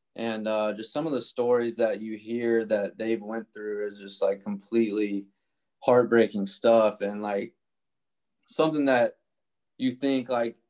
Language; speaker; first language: English; native; English